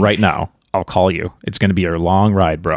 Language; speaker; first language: English; native; English